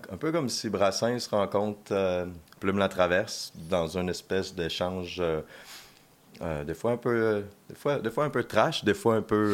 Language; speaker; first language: French; native; French